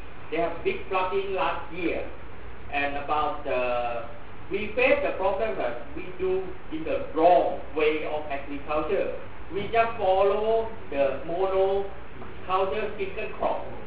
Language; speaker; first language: English; non-native, fluent; Thai